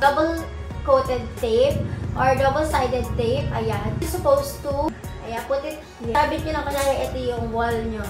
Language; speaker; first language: English; non-native, local second language; Filipino